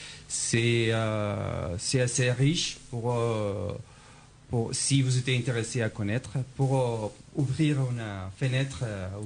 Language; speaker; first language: French; non-native, fluent; Spanish